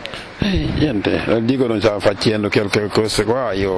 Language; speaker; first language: Italian; non-native, learner; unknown